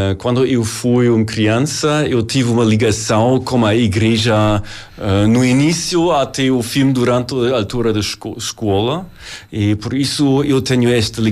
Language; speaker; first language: Portuguese; non-native, learner; German